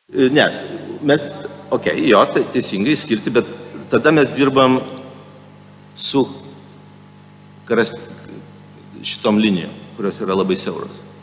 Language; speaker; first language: Lithuanian; native; Lithuanian